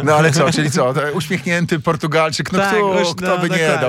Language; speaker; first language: Polish; native; Polish